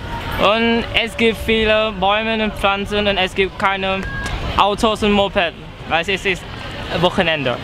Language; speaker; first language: German; non-native, learner; Vietnamese